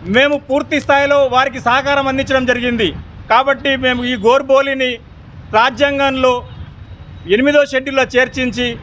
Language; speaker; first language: Telugu; non-native, local second language; Lambadi